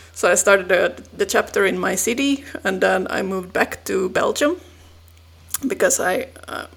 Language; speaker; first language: English; non-native, fluent; Finnish